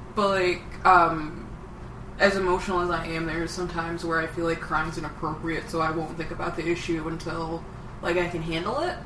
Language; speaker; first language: English; native; English